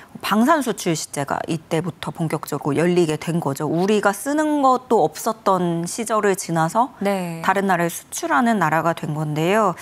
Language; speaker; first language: Korean; native; Korean